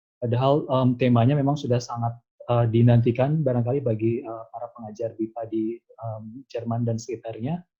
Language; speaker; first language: Indonesian; native; Indonesian